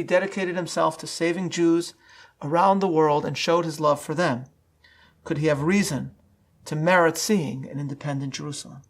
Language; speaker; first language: English; native; English